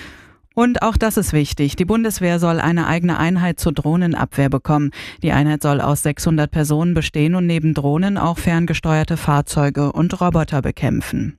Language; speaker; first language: German; native; German